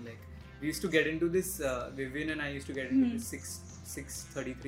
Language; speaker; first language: English; non-native, local second language; Hindi